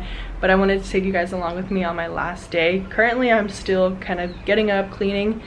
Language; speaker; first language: English; native; English